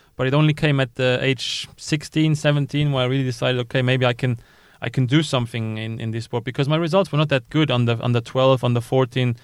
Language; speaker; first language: English; non-native, fluent; Luxembourgish